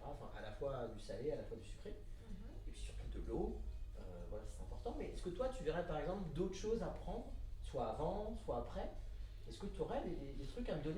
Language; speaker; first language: French; native; French